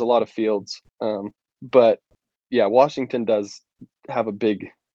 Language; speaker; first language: English; native; English